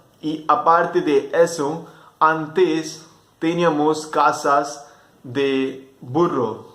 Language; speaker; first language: Spanish; non-native, fluent; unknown